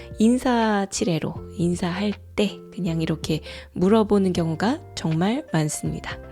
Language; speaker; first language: Korean; native; Korean